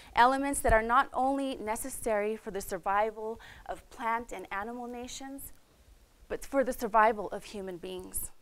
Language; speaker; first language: English; native; English